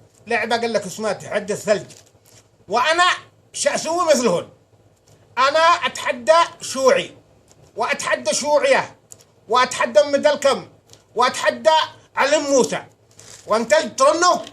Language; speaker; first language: Arabic; native; Arabic